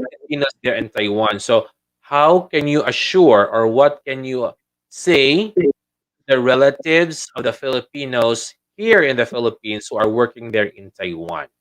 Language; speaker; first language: English; non-native, local second language; Filipino